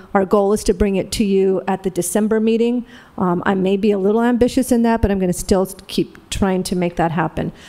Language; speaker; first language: English; native; English